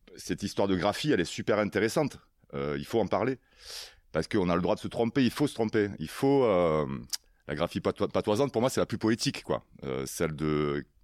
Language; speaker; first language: French; native; French